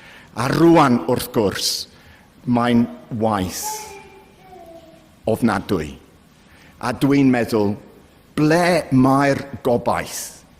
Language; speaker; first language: Welsh; non-native, fluent; English